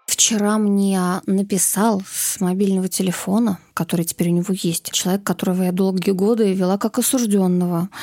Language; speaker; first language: Russian; native; Russian